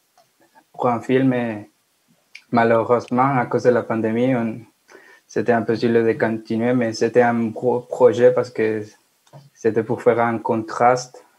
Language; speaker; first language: French; non-native, fluent; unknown